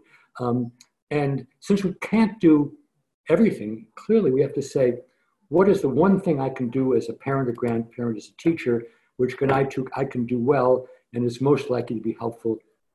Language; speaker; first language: English; native; English